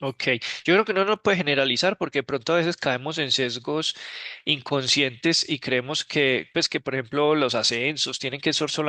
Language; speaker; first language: Spanish; native; Spanish